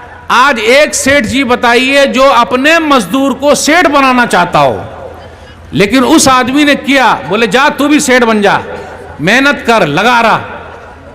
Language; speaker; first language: Hindi; native; Hindi